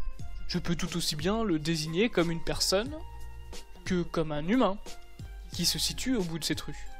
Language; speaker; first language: French; native; French